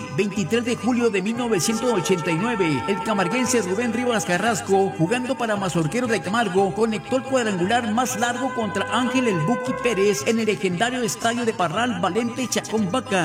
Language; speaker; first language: Spanish; native; Spanish